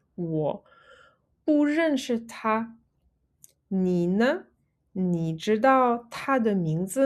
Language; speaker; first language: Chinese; non-native, fluent; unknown